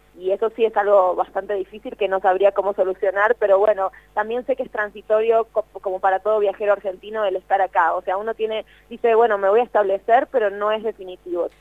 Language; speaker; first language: Spanish; native; Spanish